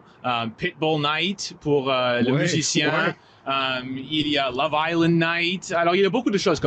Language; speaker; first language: French; non-native, local second language; English